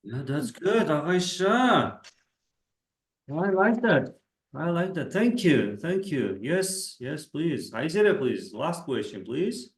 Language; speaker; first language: English; non-native, fluent; Kazakh